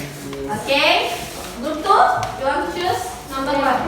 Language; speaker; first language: English; non-native, learner; Indonesian